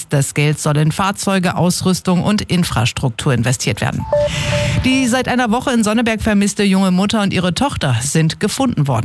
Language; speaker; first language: German; native; German